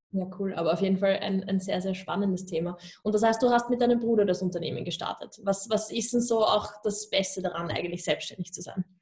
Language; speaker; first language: German; native; German